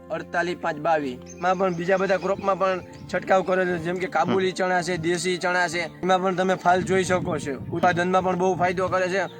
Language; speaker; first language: Gujarati; native; Gujarati